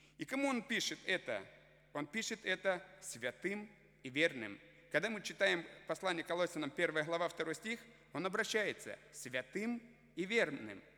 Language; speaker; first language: Russian; native; Russian